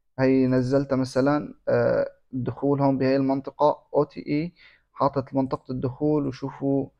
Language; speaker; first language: Arabic; native; Arabic